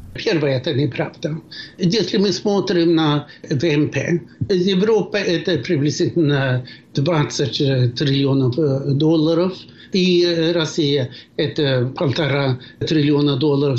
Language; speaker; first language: Russian; non-native, fluent; Swedish